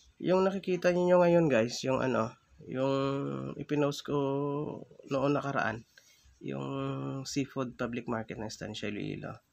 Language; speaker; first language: Filipino; non-native, local second language; Hiligaynon